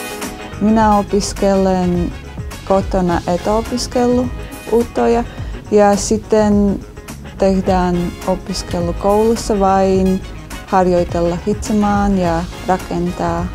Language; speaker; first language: Finnish; non-native, learner; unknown